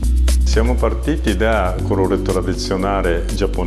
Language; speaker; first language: Italian; non-native, fluent; Japanese